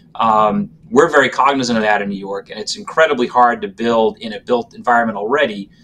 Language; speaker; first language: English; native; English